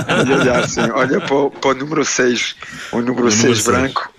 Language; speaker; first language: Portuguese; early bilingual, heritage; French